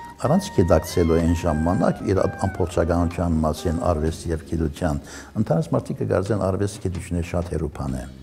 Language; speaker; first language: Armenian; early bilingual, heritage; Armenian